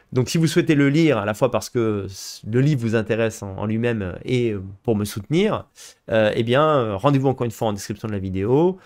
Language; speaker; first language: French; native; French